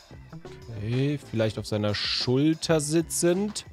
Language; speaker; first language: German; native; German